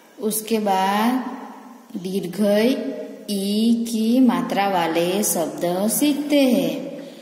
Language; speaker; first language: Hindi; non-native, local second language; Gujarati